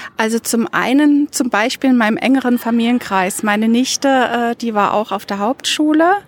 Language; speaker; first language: German; native; German